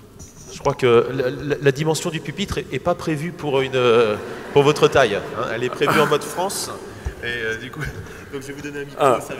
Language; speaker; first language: French; native; French